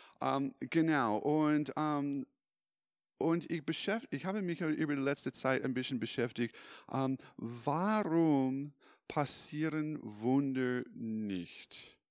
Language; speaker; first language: German; non-native, fluent; English